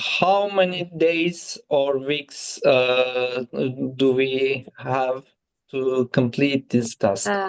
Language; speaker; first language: English; non-native, fluent; Turkish